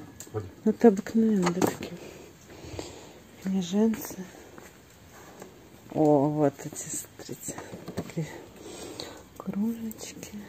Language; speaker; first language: Russian; native; Russian